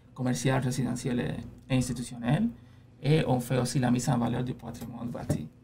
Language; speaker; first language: French; non-native, fluent; Spanish